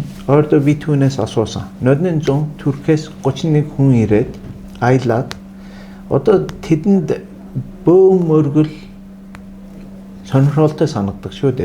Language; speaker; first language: Mongolian; non-native, fluent; Turkish